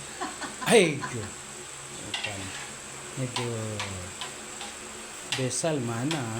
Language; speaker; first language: Korean; non-native, learner; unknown